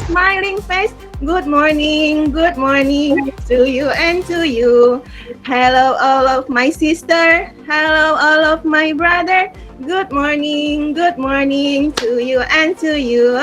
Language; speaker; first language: English; non-native, fluent; Indonesian